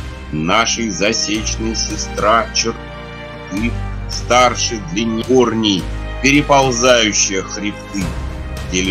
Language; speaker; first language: Russian; native; Russian